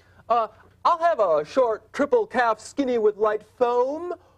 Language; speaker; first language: English; native; English